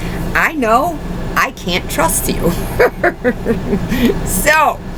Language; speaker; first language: English; native; English